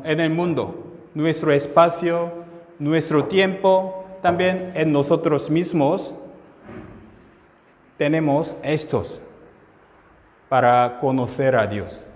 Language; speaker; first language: Spanish; non-native, fluent; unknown